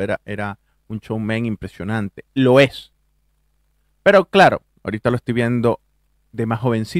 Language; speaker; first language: Spanish; native; Spanish